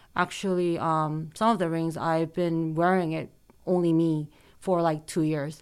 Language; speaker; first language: English; early bilingual, other home language; Korean